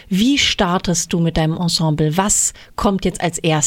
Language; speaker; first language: German; native; German